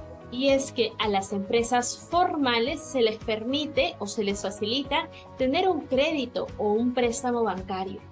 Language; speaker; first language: Spanish; native; Spanish